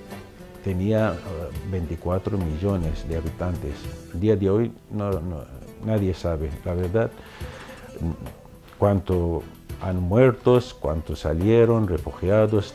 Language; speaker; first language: Spanish; non-native, fluent; Arabic